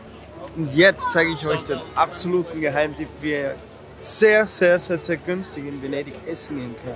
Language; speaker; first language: German; native; German